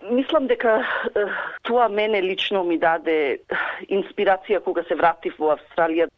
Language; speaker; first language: Macedonian; early bilingual, heritage; Macedonian